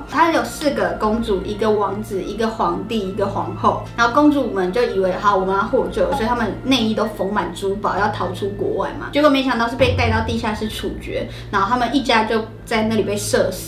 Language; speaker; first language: Chinese; native; Chinese